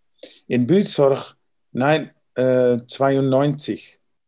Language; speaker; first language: German; non-native, learner; Dutch